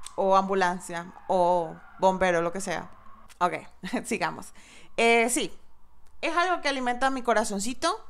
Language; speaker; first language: Spanish; native; Spanish